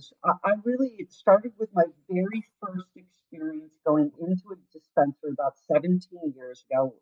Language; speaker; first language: English; native; English